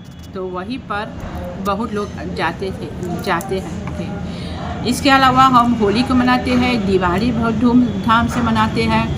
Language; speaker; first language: Hindi; non-native, fluent; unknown